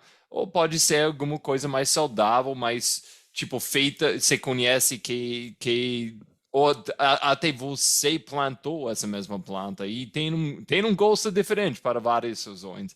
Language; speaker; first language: Portuguese; non-native, fluent; English